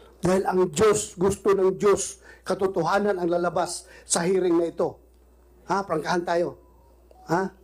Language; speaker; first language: Filipino; non-native, local second language; Cebuano